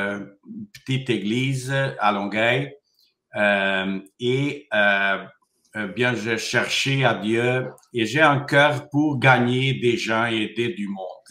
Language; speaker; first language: French; non-native, fluent; Portuguese